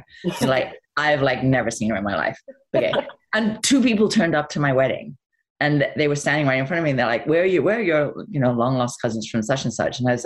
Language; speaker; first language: English; native; English